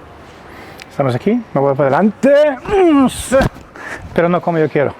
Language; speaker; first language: Spanish; non-native, learner; German